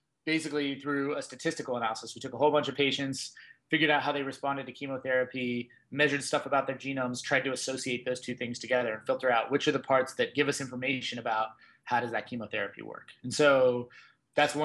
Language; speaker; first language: English; native; English